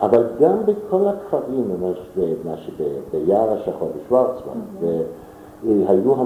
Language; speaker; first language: Hebrew; non-native, fluent; German